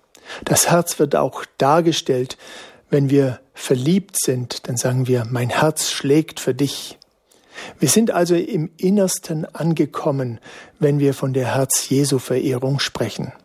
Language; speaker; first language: German; native; German